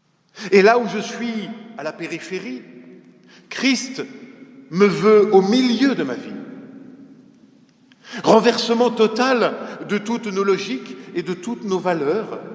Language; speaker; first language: French; native; French